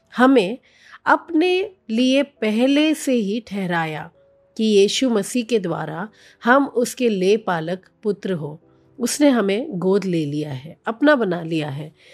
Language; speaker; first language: Hindi; non-native, local second language; Telugu